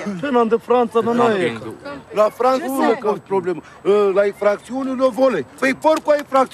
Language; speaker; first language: French; native; French